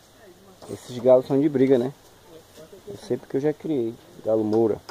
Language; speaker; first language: Portuguese; native; Portuguese